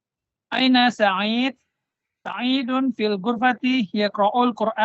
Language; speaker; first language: Arabic; non-native, learner; Indonesian